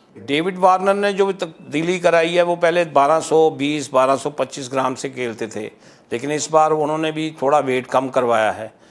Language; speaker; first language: Hindi; non-native, local second language; Punjabi